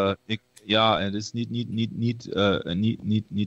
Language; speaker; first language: Dutch; non-native, learner; German